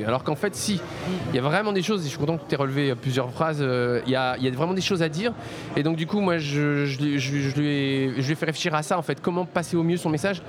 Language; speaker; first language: French; native; French